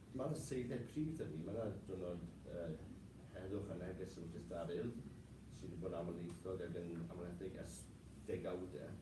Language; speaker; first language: Welsh; non-native, local second language; English